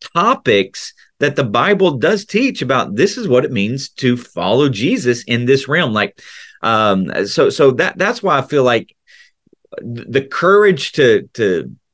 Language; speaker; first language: English; native; English